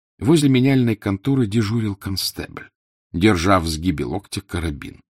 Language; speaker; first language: Russian; native; Russian